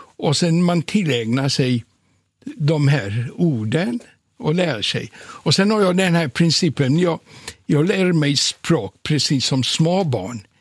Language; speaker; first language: Swedish; non-native, fluent; Polish